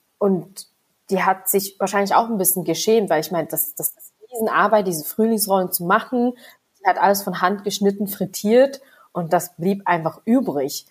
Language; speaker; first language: German; early bilingual, other home language; Vietnamese